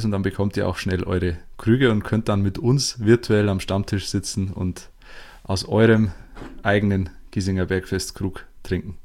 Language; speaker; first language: German; native; German